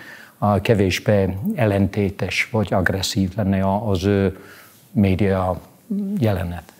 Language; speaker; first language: Hungarian; non-native, fluent; English